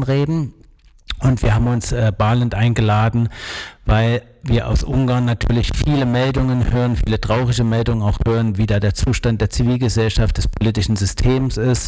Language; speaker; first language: German; native; German